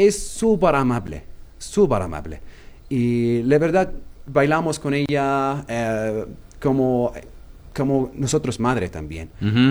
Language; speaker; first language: Spanish; non-native, learner; Arabic